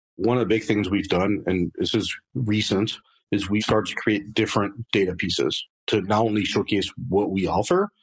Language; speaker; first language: English; non-native, fluent; French